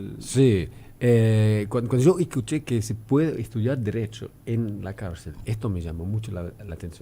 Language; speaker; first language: Spanish; non-native, fluent; German